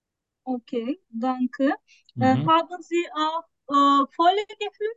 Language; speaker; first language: German; non-native, learner; Turkish